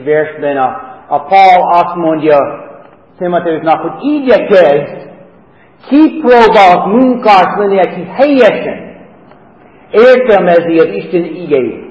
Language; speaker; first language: Hungarian; non-native, learner; English